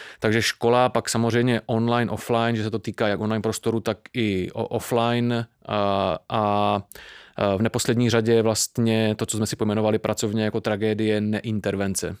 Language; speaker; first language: Czech; native; Czech